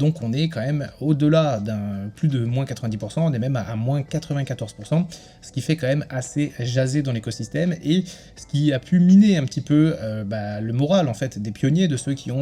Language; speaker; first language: French; native; French